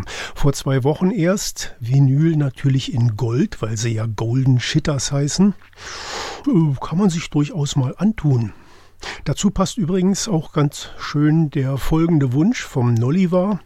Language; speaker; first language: German; native; German